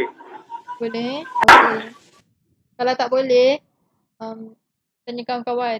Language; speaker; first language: Malay; native; Malay